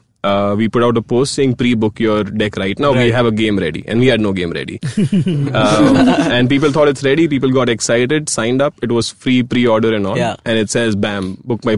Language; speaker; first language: English; non-native, local second language; Gujarati